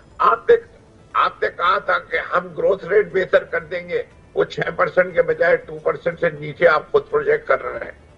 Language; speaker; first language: Urdu; native; Urdu